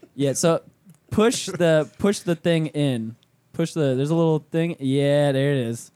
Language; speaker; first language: English; native; English